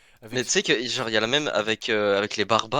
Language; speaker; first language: French; native; French